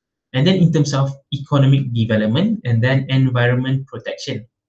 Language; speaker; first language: English; non-native, local second language; Malay